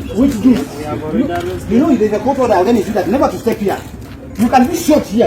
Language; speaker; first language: English; non-native, local second language; Ganda